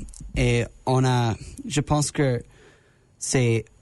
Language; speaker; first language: French; non-native, learner; English